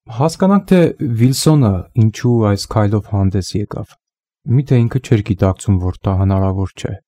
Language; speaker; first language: Armenian; native; Armenian